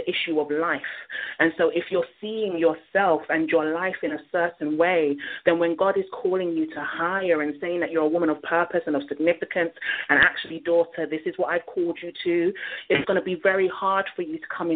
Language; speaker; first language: English; native; English